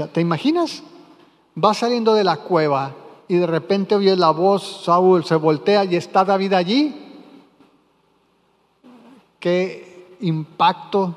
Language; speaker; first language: Spanish; native; Spanish